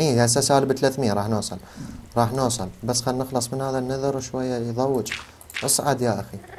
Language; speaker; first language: Arabic; native; Arabic